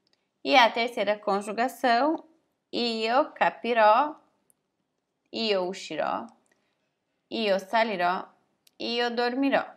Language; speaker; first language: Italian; non-native, fluent; Portuguese